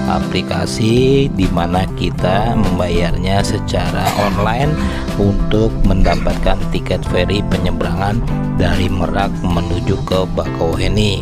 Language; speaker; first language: Indonesian; native; Indonesian